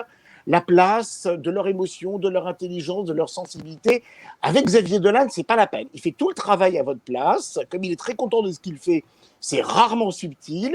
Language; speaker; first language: French; native; French